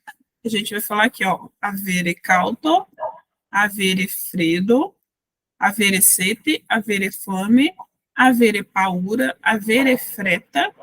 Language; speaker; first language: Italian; non-native, fluent; Portuguese